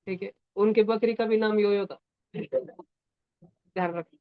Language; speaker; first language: Hindi; non-native, local second language; Marathi